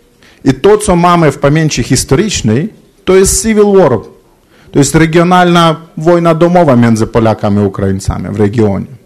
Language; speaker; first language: Polish; non-native, fluent; Ukrainian